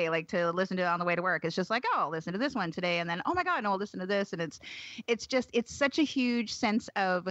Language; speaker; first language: English; native; English